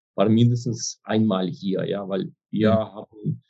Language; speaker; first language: German; non-native, fluent; Ukrainian